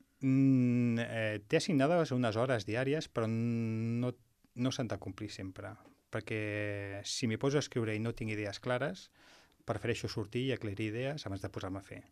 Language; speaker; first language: Catalan; non-native, local second language; Spanish